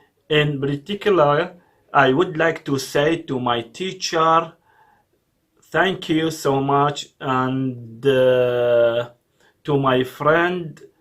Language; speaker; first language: English; non-native, learner; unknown